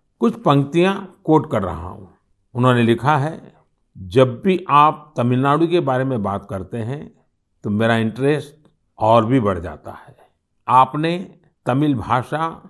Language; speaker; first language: Hindi; non-native, local second language; Gujarati